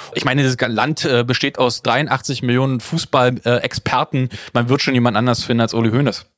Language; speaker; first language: German; native; German